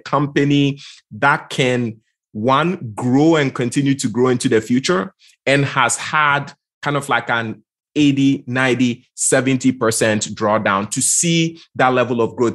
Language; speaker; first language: English; non-native, local second language; Akan